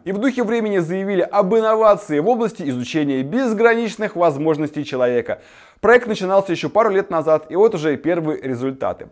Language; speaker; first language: Russian; native; Russian